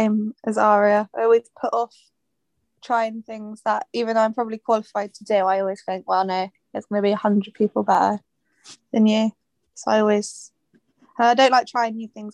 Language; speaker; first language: English; native; English